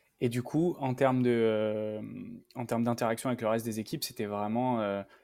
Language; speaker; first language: French; native; French